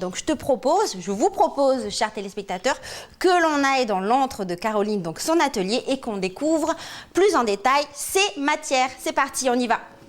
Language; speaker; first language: French; native; French